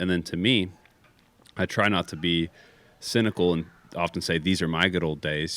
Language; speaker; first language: English; native; English